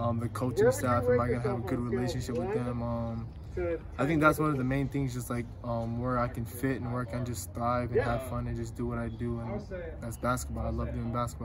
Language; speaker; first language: English; non-native, fluent; Japanese